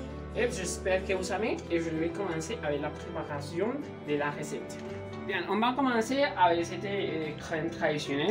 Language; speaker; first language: French; non-native, learner; Spanish